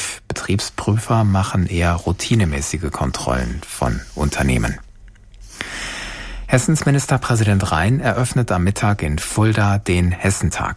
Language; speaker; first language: German; native; German